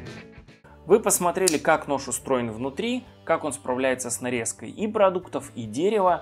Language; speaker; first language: Russian; native; Russian